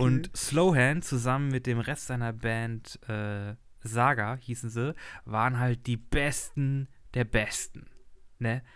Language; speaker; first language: German; native; German